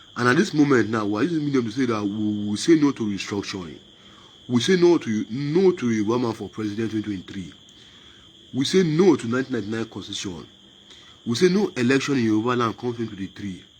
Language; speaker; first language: English; non-native, local second language; Yoruba